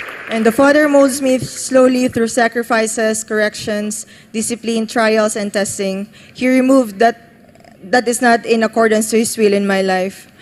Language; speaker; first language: English; non-native, local second language; Filipino